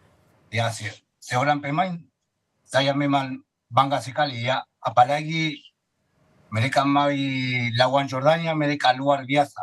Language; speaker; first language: Indonesian; non-native, fluent; Spanish